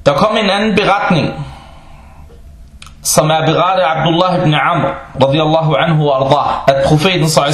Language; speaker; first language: Danish; non-native, fluent; Arabic